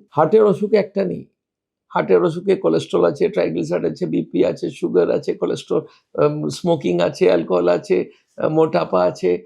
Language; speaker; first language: Bangla; non-native, local second language; Hindi